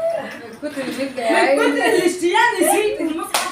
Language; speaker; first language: Arabic; native; Arabic